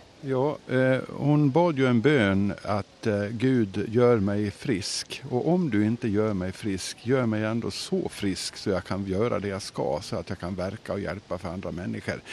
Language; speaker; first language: Swedish; native; Swedish